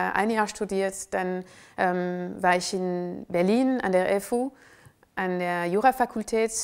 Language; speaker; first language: German; non-native, fluent; French